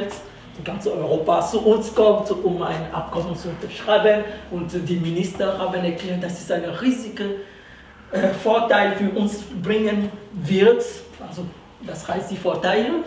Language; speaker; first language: German; non-native, fluent; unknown